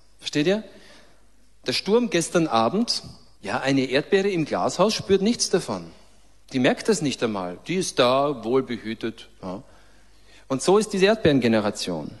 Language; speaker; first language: German; native; German